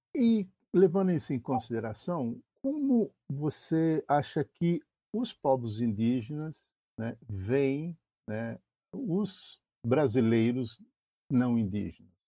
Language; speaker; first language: Portuguese; native; Portuguese